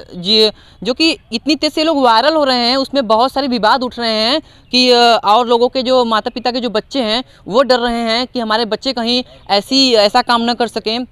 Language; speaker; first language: Hindi; native; Hindi